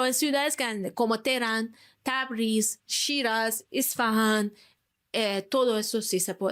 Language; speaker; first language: Spanish; non-native, fluent; Persian